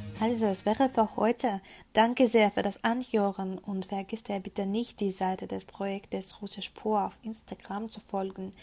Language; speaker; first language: German; non-native, fluent; Russian